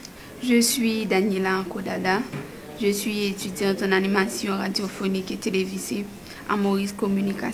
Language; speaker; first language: French; non-native, local second language; Haitian Creole